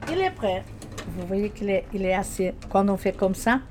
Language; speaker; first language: French; non-native, fluent; Portuguese